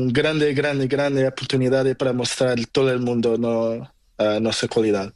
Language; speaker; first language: Spanish; non-native, learner; Portuguese